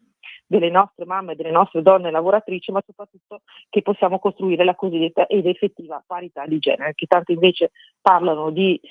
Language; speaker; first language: Italian; native; Italian